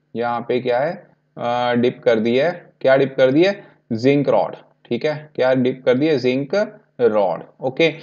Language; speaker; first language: Hindi; non-native, local second language; Punjabi